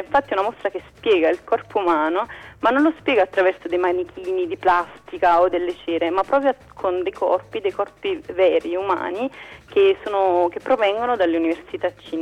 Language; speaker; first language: Italian; native; Italian